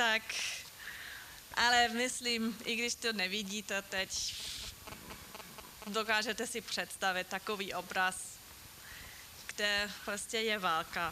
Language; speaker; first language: Czech; non-native, fluent; German